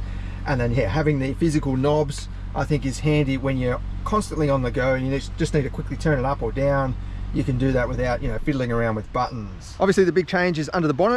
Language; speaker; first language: English; native; English